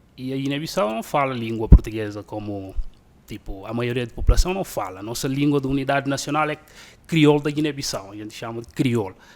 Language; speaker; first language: Portuguese; non-native, local second language; Upper Guinea Crioulo